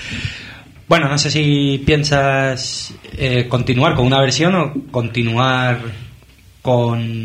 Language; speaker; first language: Spanish; native; Spanish